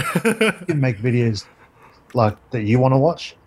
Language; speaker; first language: English; native; English